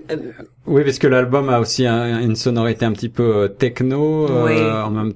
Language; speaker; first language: French; native; French